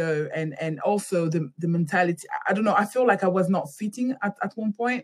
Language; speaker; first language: English; non-native, fluent; French